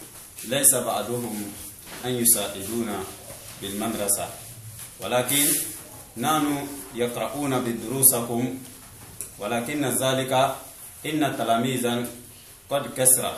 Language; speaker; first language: Arabic; non-native, learner; Dyula